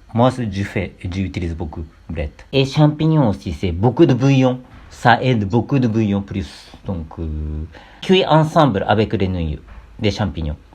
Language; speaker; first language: French; non-native, learner; Japanese